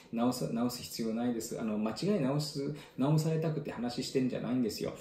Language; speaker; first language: Japanese; native; Japanese